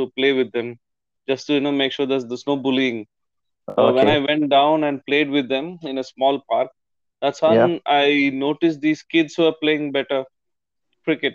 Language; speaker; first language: English; non-native, local second language; Tamil